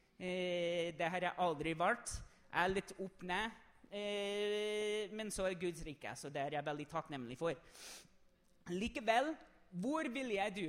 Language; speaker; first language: Norwegian; non-native, fluent; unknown